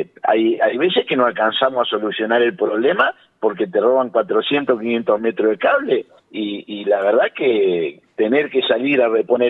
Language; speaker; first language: Spanish; native; Spanish